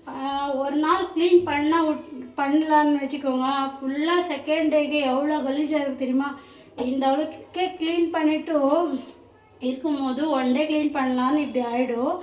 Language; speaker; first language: Tamil; non-native, local second language; Kannada